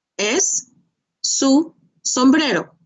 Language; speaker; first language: Spanish; non-native, fluent; English